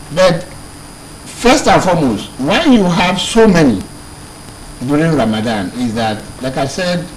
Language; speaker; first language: English; non-native, local second language; Yoruba